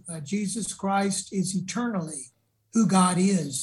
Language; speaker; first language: English; native; English